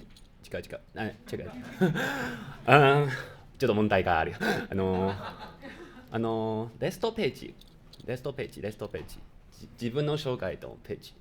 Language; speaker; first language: Japanese; non-native, learner; Chinese